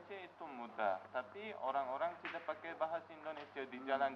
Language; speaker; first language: Indonesian; non-native, learner; Uzbek